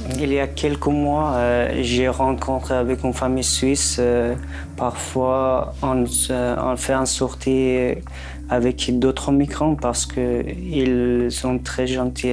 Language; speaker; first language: French; non-native, learner; Persian